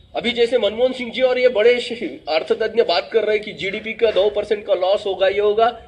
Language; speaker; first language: Hindi; native; Hindi